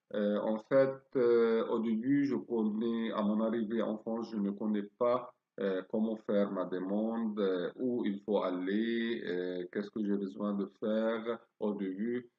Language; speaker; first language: French; non-native, fluent; Arabic